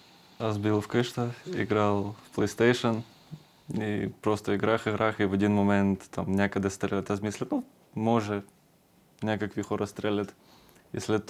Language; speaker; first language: Bulgarian; non-native, learner; Russian